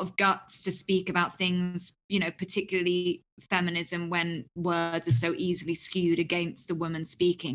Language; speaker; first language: English; native; English